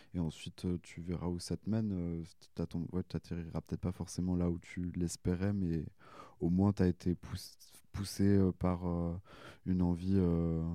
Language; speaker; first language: French; native; French